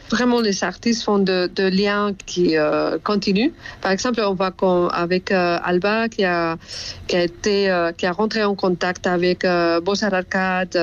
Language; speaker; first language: French; non-native, fluent; Spanish